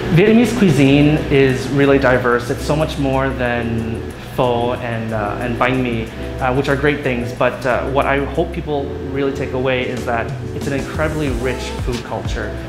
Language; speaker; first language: English; native; English